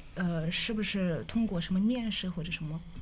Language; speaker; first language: Chinese; non-native, fluent; Russian